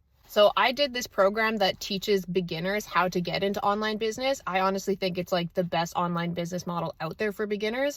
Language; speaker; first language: English; native; English